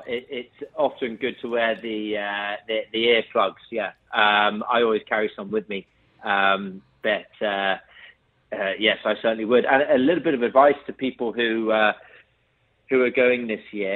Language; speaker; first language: English; native; English